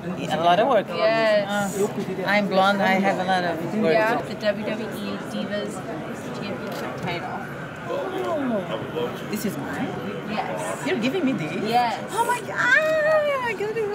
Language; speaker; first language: English; non-native, learner; Portuguese